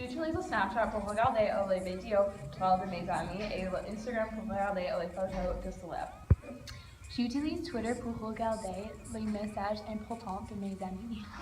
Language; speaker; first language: French; non-native, learner; English